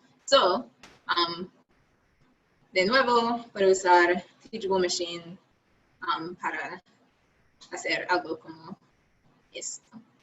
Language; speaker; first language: Spanish; non-native, learner; English